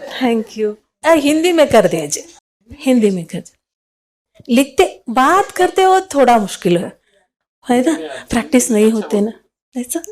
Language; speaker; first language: Hindi; non-native, local second language; Kannada